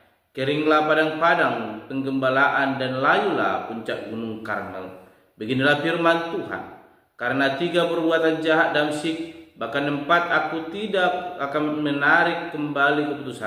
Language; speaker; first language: Indonesian; native; Indonesian